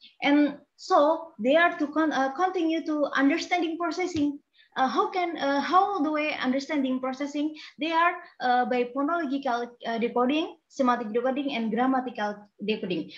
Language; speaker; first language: English; non-native, learner; Indonesian